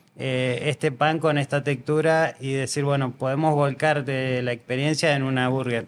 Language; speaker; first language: Spanish; native; Spanish